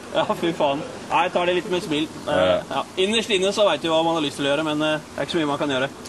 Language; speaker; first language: Norwegian; early bilingual, other home language; Urdu